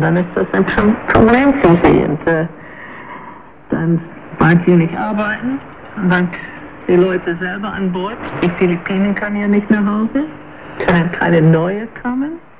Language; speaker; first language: German; native; German